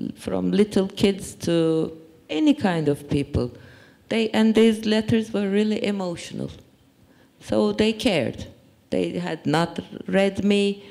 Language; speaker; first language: English; non-native, fluent; Turkish